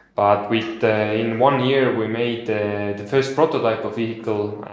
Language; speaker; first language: English; non-native, fluent; Estonian